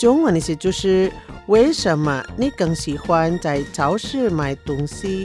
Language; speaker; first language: Chinese; early bilingual, heritage; Chinese